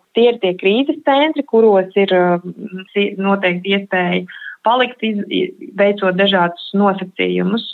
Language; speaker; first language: Latvian; native; Latvian